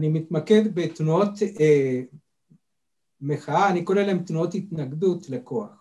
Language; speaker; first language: Hebrew; non-native, fluent; Spanish